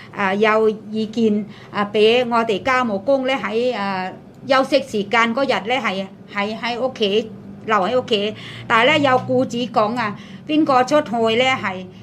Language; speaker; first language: Cantonese; non-native, fluent; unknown